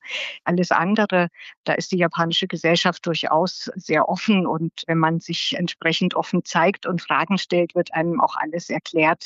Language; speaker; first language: German; native; German